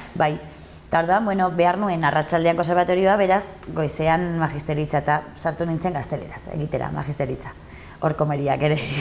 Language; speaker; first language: Basque; non-native, local second language; Spanish